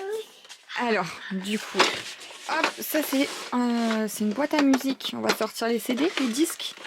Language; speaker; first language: French; native; French